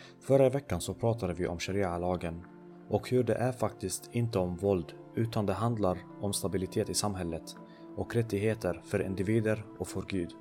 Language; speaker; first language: Swedish; early bilingual, other home language; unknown